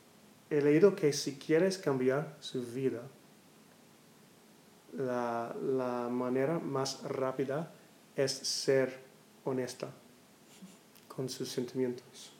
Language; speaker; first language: Spanish; non-native, learner; English